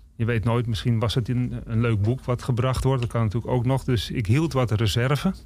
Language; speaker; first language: Dutch; native; Dutch